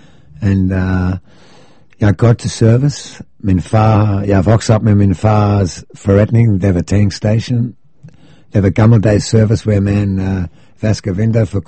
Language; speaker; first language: Danish; non-native, fluent; English